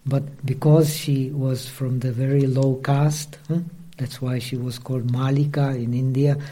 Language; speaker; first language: English; non-native, fluent; Czech